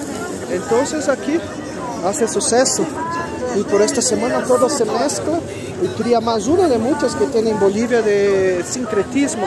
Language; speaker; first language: Spanish; non-native, fluent; Portuguese